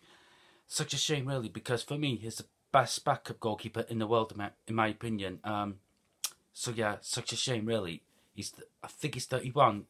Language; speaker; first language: English; native; English